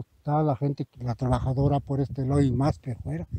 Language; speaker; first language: Spanish; native; Spanish